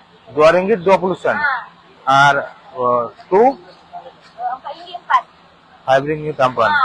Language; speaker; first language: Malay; non-native, learner; Bangla